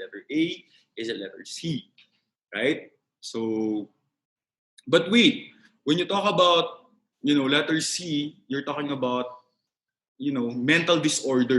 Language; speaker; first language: English; non-native, local second language; Filipino